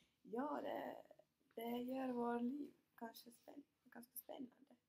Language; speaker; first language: Swedish; non-native, fluent; Finnish